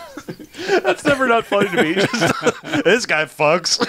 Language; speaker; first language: English; native; English